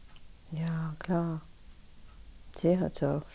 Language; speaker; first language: German; non-native, learner; Russian